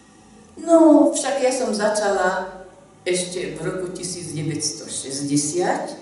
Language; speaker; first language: Slovak; non-native, local second language; Hungarian